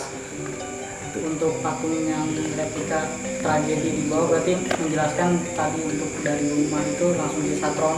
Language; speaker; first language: Indonesian; native; Indonesian